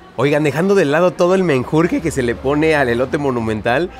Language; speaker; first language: Spanish; native; Spanish